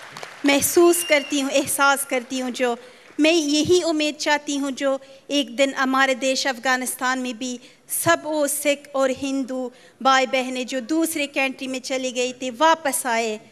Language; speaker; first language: Hindi; non-native, learner; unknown